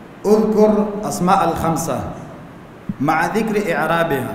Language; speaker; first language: Arabic; non-native, fluent; Urdu